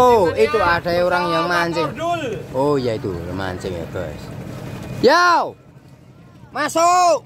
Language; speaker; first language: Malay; non-native, local second language; Javanese